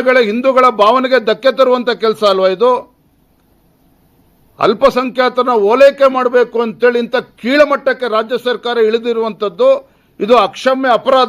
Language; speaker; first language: Kannada; native; Kannada